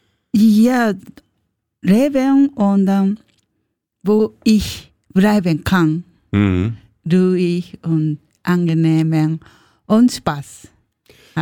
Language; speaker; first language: German; non-native, learner; Japanese